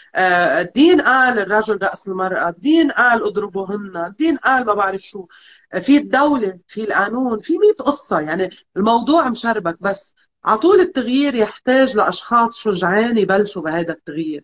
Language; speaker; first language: Arabic; native; Arabic